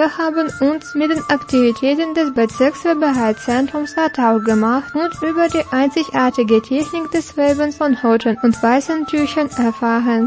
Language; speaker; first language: German; non-native, fluent; Russian